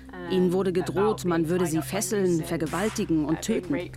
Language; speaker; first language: German; native; German